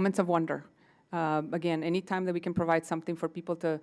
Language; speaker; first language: English; non-native, fluent; Spanish